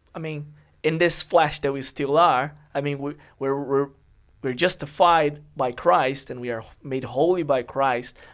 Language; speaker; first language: English; non-native, fluent; Portuguese